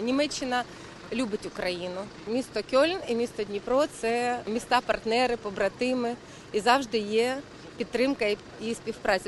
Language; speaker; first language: Ukrainian; non-native, local second language; Russian